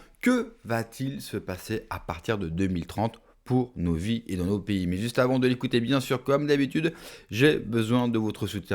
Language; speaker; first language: French; native; French